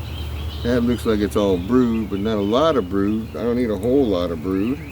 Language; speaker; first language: English; native; English